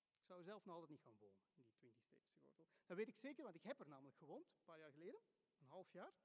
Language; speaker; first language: Dutch; native; Dutch